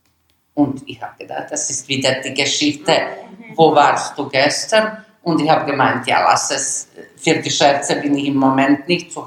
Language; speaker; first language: German; non-native, learner; Bosnian